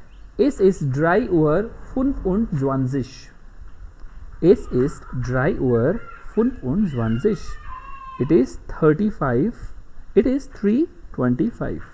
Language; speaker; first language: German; non-native, fluent; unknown